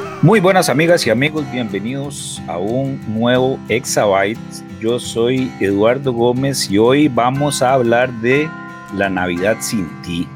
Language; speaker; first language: Spanish; native; Spanish